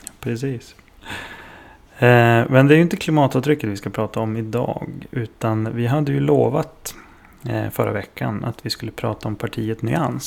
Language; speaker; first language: Swedish; native; Swedish